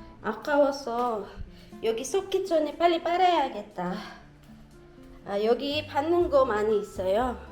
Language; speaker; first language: Korean; non-native, fluent; Filipino